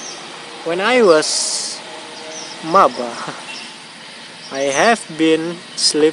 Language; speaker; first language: English; non-native, learner; Indonesian